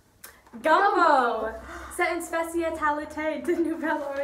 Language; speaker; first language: French; non-native, learner; English